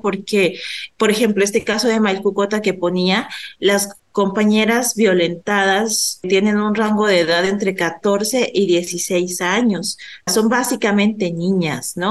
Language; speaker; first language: Spanish; native; Spanish